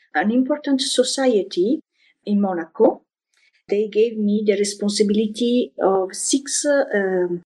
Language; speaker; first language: English; non-native, fluent; Italian